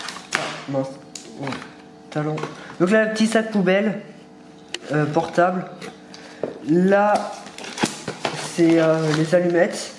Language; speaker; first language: French; native; French